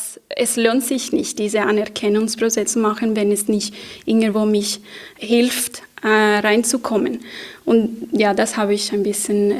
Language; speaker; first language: German; non-native, fluent; Spanish